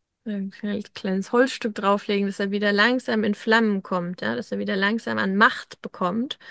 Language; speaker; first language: German; native; German